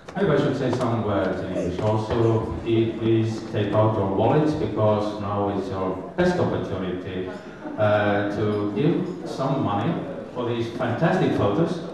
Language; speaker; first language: English; non-native, fluent; Estonian